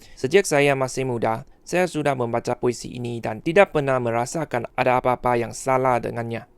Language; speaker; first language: Malay; non-native, fluent; Chinese